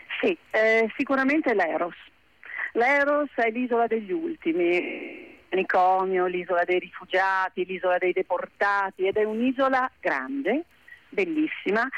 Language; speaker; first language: Italian; native; Italian